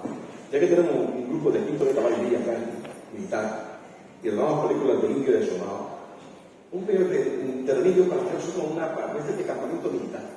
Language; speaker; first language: Spanish; native; Spanish